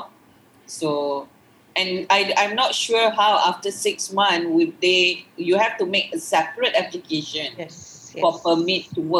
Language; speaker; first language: English; non-native, local second language; Malay